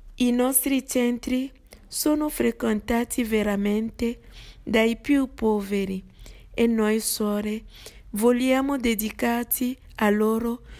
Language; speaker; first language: Italian; non-native, fluent; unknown